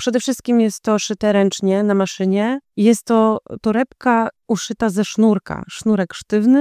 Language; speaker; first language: Polish; native; Polish